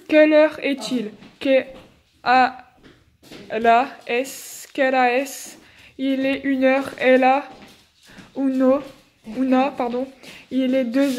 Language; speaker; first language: French; native; French